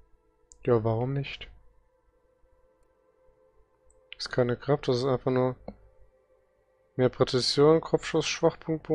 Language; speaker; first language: German; native; German